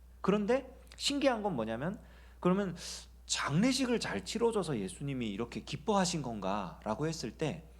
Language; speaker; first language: Korean; native; Korean